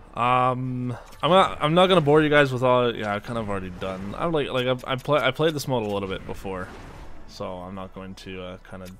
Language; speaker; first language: English; native; English